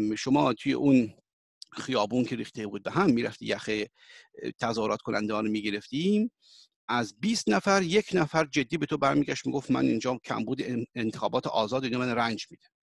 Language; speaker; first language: Persian; early bilingual, heritage; Persian